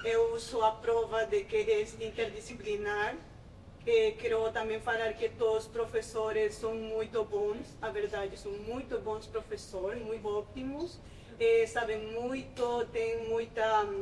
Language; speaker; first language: Portuguese; non-native, fluent; Spanish